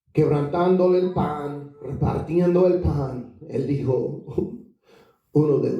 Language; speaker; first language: Spanish; non-native, fluent; English